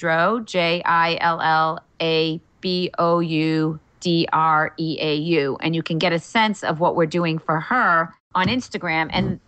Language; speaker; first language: English; native; English